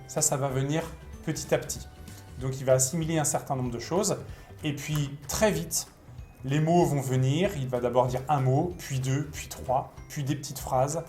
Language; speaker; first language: French; native; French